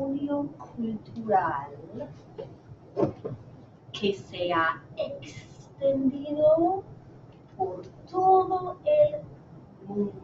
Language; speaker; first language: Spanish; non-native, fluent; English